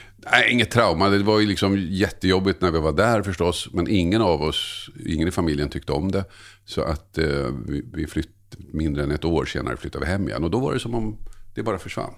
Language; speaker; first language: Swedish; native; Swedish